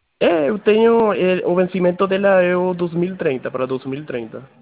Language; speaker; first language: Portuguese; non-native, fluent; Spanish